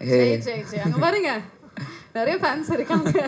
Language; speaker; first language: Tamil; native; Tamil